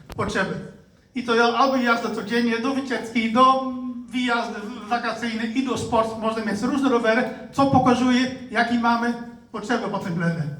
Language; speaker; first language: Polish; non-native, fluent; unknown